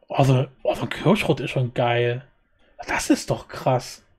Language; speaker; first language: German; native; German